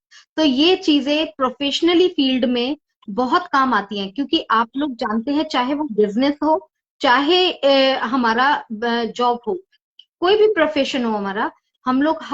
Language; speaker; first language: Hindi; native; Hindi